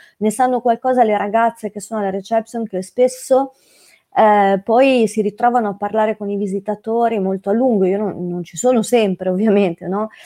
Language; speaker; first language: Italian; native; Italian